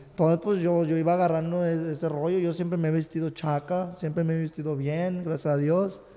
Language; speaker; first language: Spanish; native; Spanish